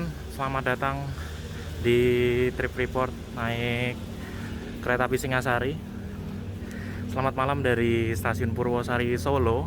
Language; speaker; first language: Indonesian; native; Indonesian